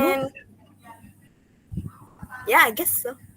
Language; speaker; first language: English; non-native, learner; Indonesian